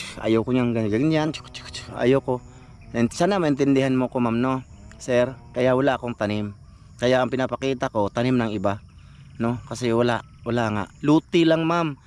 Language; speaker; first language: Filipino; non-native, local second language; Cebuano